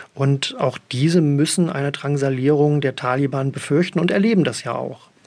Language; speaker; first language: German; native; German